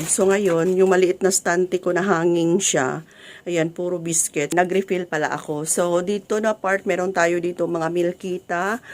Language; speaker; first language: Filipino; non-native, local second language; Cebuano